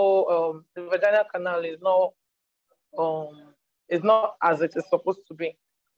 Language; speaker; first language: English; non-native, local second language; Igbo